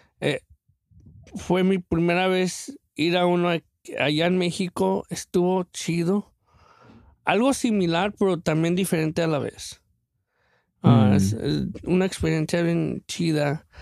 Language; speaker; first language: Spanish; early bilingual, other home language; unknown